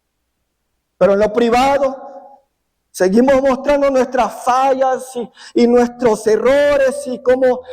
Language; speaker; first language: Spanish; native; Spanish